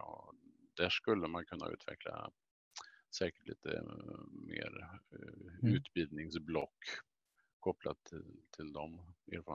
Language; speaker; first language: Swedish; native; Swedish